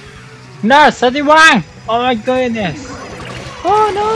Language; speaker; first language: English; non-native, learner; Japanese